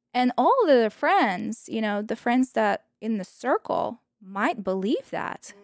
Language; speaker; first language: English; non-native, fluent; Russian